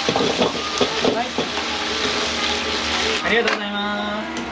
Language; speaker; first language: Japanese; native; Japanese